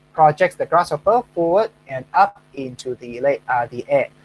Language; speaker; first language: English; non-native, local second language; Chinese